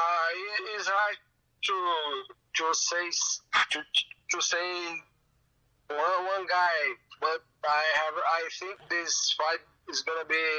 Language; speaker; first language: English; non-native, learner; Portuguese